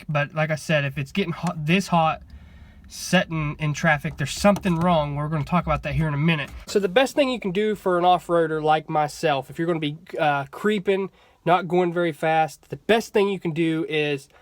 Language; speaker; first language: English; native; English